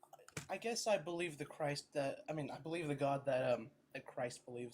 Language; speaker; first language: English; native; English